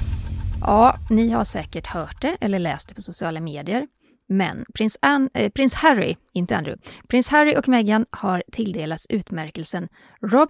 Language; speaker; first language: Swedish; native; Swedish